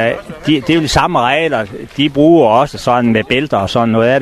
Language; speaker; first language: Danish; native; Danish